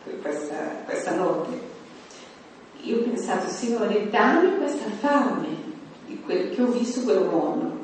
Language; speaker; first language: Italian; non-native, fluent; Portuguese